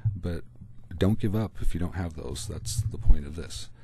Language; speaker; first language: English; native; English